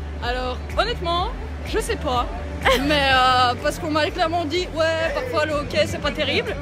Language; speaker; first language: French; native; French